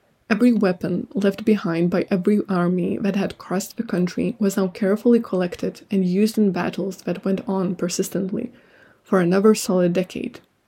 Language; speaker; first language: English; non-native, fluent; Lithuanian